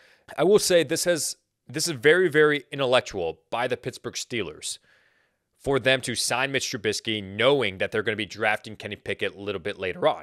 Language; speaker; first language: English; native; English